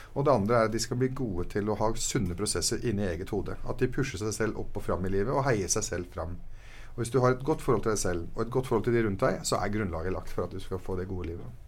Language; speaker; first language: Norwegian; early bilingual, other home language; Arabic